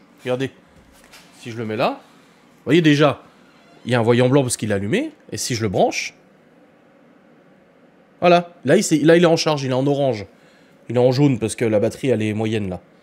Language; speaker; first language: French; native; French